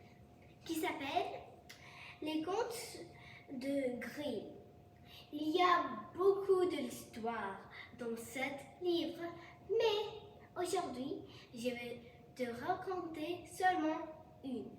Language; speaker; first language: French; non-native, learner; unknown